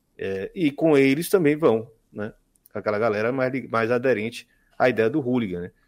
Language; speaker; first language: Portuguese; native; Portuguese